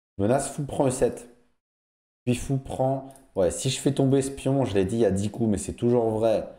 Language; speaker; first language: French; native; French